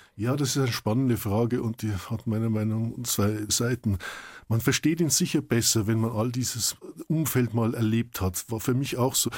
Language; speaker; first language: German; native; German